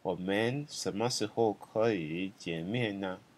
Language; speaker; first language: Chinese; non-native, fluent; Shona